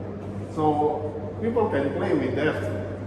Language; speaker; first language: English; non-native, learner; Indonesian